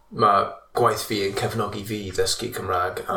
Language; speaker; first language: Welsh; non-native, fluent; English